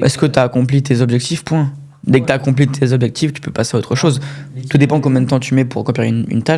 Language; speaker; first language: French; native; French